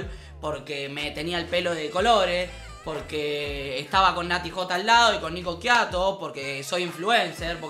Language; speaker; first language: Spanish; native; Spanish